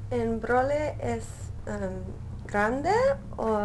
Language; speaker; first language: Spanish; early bilingual, heritage; Spanish